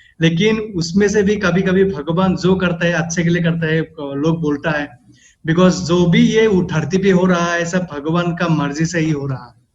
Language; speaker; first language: Hindi; non-native, local second language; Assamese